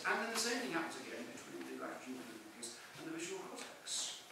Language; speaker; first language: English; native; English